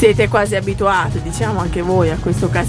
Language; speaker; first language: Italian; native; Italian